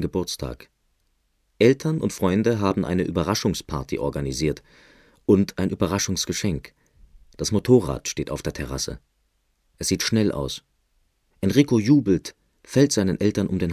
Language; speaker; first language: German; native; German